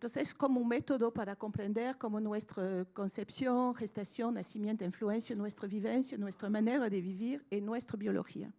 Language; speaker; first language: Spanish; non-native, fluent; French